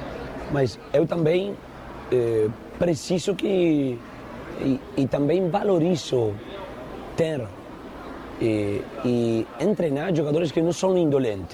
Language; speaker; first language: Portuguese; non-native, learner; Spanish